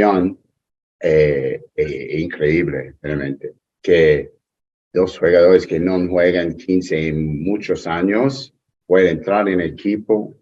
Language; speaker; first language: Spanish; non-native, learner; English